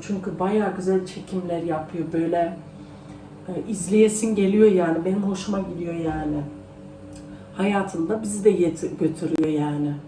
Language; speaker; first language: Turkish; early bilingual, heritage; Turkish